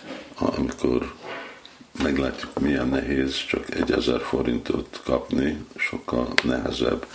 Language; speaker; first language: Hungarian; non-native, fluent; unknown